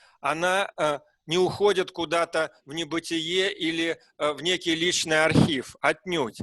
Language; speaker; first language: Russian; native; Russian